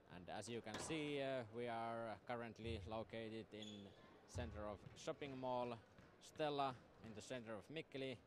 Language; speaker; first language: English; non-native, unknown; Finnish